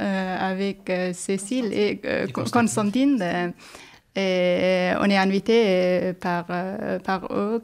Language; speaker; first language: French; non-native, learner; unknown